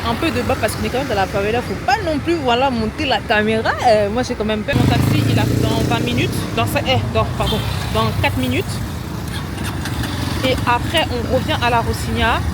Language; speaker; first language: French; native; French